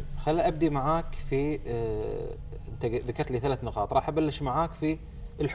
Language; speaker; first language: Arabic; native; Arabic